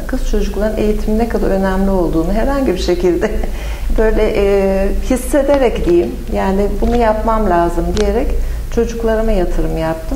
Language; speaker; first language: Turkish; native; Turkish